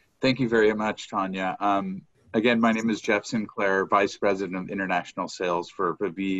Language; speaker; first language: English; native; English